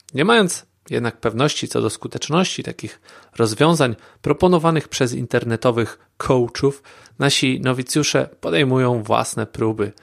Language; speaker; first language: Polish; native; Polish